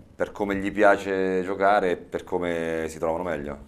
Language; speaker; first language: Italian; native; Italian